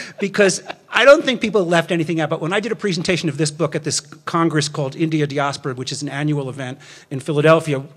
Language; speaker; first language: English; native; English